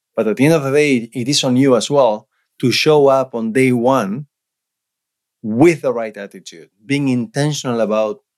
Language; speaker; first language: English; non-native, fluent; Spanish